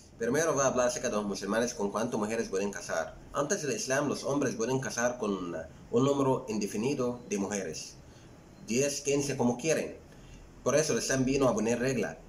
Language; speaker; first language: Spanish; non-native, fluent; Arabic